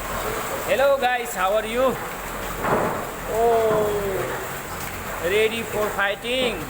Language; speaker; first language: English; non-native, learner; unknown